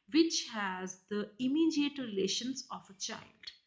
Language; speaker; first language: English; non-native, local second language; Punjabi